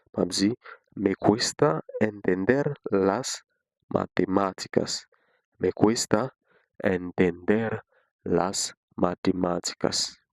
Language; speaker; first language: Spanish; non-native, fluent; Haitian Creole